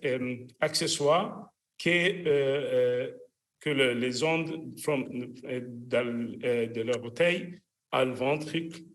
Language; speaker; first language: French; non-native, learner; Arabic